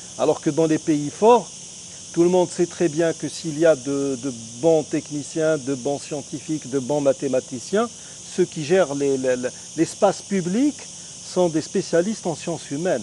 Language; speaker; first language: French; non-native, local second language; Arabic